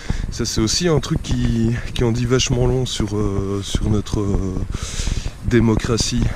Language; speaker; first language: French; native; French